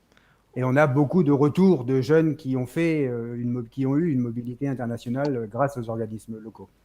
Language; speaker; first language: French; native; French